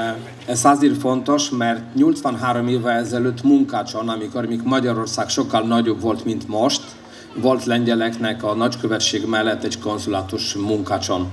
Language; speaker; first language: Hungarian; non-native, fluent; Polish